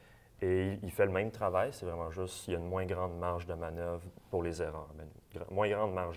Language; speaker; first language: French; native; French